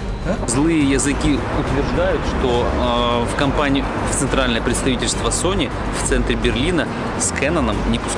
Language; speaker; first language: Russian; native; Russian